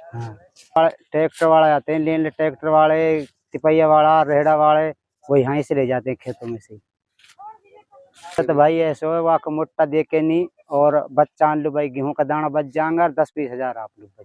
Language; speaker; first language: Hindi; non-native, local second language; Haryanvi